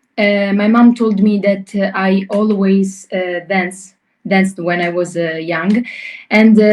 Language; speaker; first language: English; non-native, learner; Italian